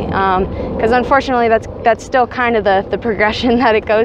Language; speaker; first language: English; native; English